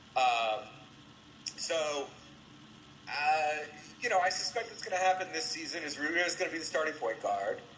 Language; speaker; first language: English; native; English